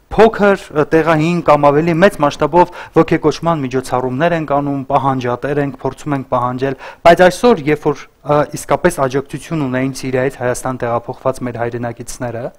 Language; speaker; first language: Armenian; native; Armenian